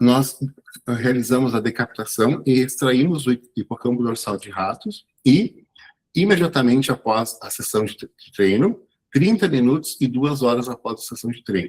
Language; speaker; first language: Portuguese; native; Portuguese